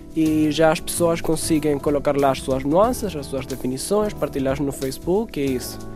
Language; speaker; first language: Portuguese; non-native, fluent; Spanish